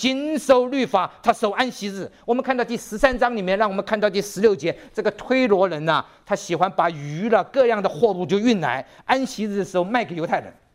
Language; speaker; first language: Chinese; native; Chinese